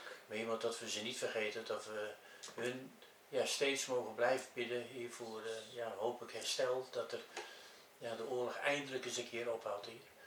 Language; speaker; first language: Dutch; native; Dutch